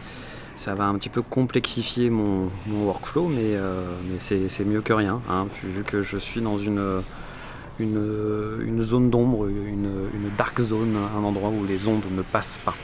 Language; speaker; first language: French; native; French